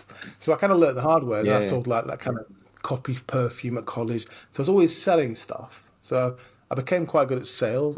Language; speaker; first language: English; native; English